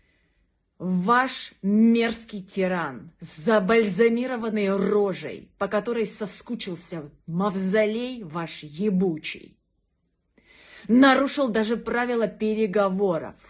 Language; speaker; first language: Russian; native; Russian